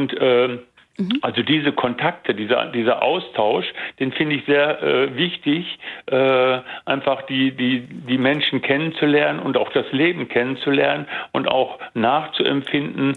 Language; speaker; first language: German; native; German